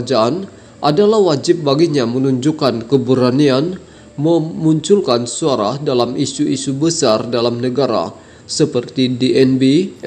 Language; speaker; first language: Malay; native; Malay